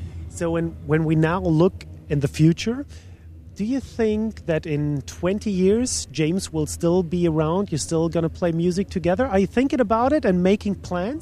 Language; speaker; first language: English; non-native, fluent; German